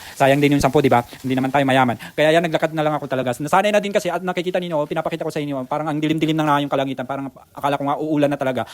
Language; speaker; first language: Filipino; non-native, local second language; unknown